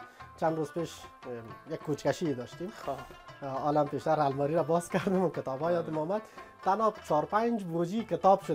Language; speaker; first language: Persian; native; Persian